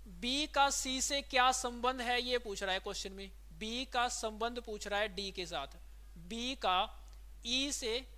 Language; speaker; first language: Hindi; native; Hindi